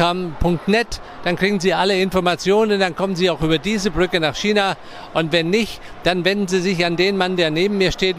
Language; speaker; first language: German; native; German